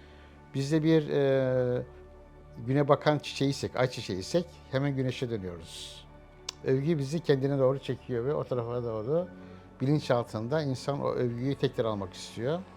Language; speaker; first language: Turkish; native; Turkish